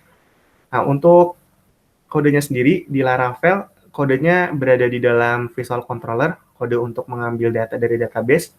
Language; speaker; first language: Indonesian; native; Indonesian